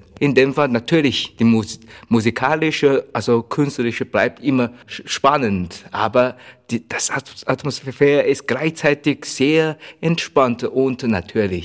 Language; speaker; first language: German; non-native, learner; Chinese